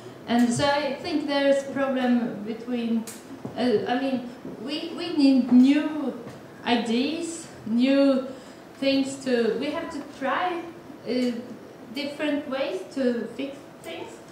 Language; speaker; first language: English; non-native, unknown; Swedish